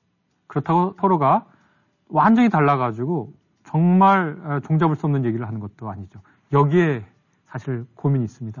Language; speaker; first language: Korean; native; Korean